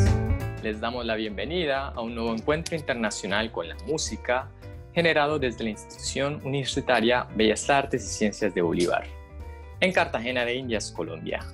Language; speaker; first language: Spanish; native; Spanish